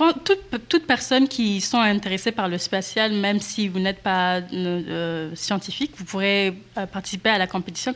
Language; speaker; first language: French; non-native, local second language; Kinyarwanda